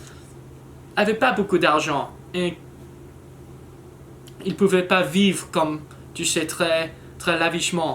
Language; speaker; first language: French; non-native, learner; English